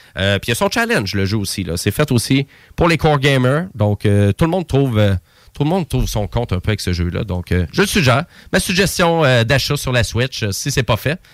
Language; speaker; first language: French; native; French